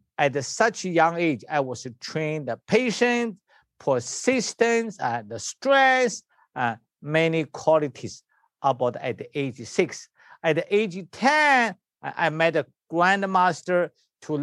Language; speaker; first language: English; non-native, learner; Chinese